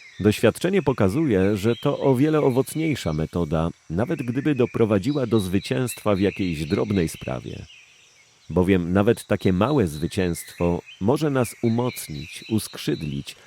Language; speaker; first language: Polish; native; Polish